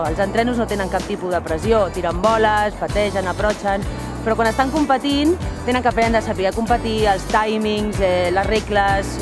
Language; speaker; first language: Catalan; native; Catalan